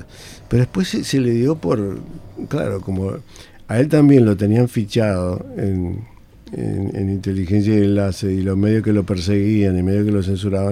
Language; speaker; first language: Spanish; native; Spanish